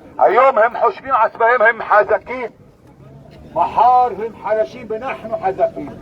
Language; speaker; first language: Hebrew; non-native, local second language; Arabic